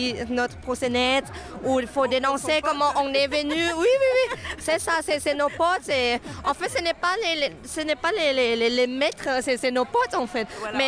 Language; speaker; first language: French; non-native, fluent; Thai